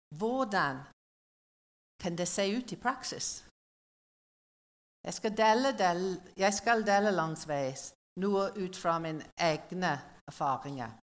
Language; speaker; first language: Norwegian; non-native, learner; English